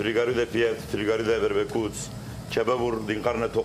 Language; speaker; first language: Romanian; non-native, fluent; Turkish